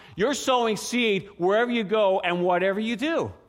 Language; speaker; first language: English; native; English